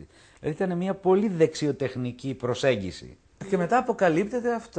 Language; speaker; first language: Greek; native; Greek